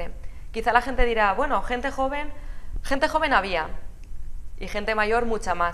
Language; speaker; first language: Spanish; native; Spanish